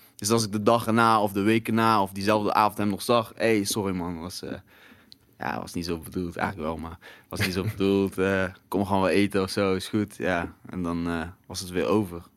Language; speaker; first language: Dutch; native; Dutch